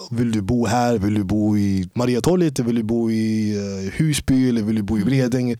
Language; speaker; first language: Swedish; early bilingual, other home language; English